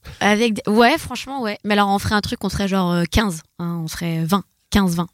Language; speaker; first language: French; native; French